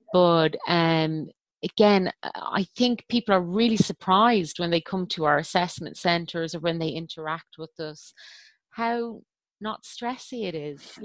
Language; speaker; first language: English; native; English